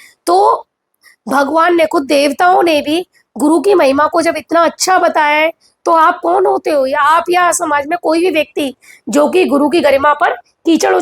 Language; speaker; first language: Hindi; native; Hindi